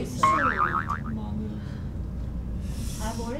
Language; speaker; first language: Korean; non-native, fluent; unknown